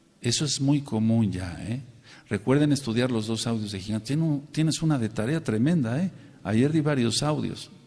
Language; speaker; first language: Spanish; native; Spanish